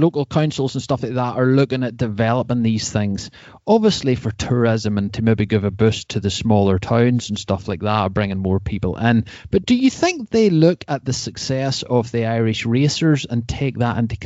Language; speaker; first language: English; native; English